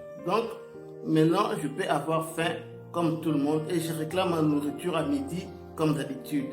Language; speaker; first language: French; non-native, local second language; Lingala